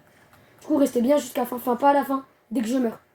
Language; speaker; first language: French; native; French